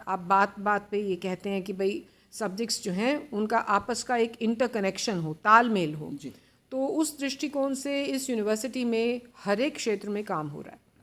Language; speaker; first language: Hindi; native; Hindi